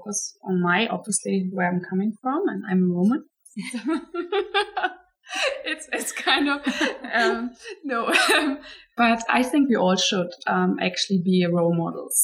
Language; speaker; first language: English; non-native, fluent; German